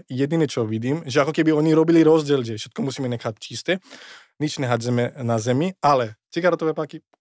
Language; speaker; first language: Slovak; non-native, fluent; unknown